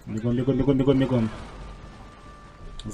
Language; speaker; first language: Russian; native; Russian